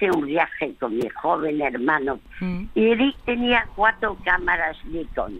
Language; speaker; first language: Spanish; early bilingual, other home language; French